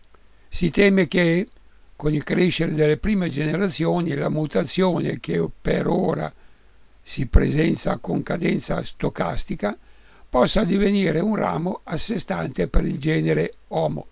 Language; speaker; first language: Italian; native; Italian